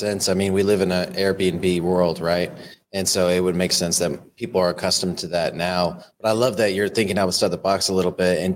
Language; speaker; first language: English; native; English